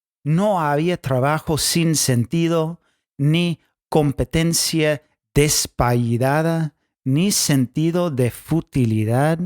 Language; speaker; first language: Spanish; non-native, fluent; English